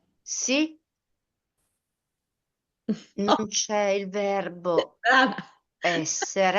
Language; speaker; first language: Italian; native; Italian